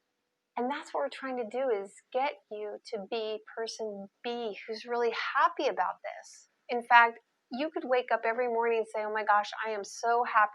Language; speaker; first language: English; native; English